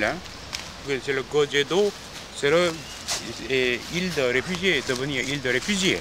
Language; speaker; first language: French; non-native, fluent; Korean